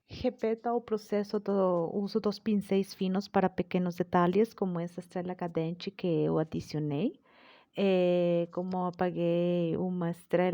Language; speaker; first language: Portuguese; non-native, learner; Spanish